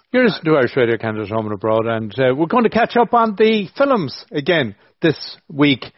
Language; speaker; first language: English; native; English